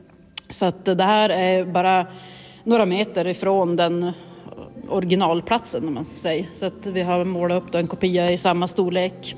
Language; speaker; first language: Swedish; native; Swedish